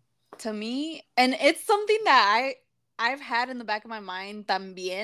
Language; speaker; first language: English; early bilingual, other home language; Spanish